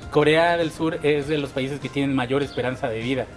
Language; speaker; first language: Spanish; native; Spanish